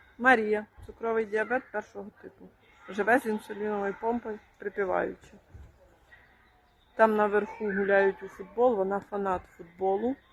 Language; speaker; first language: Ukrainian; native; Ukrainian